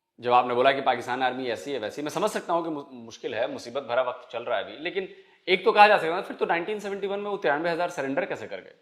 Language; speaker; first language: Hindi; native; Hindi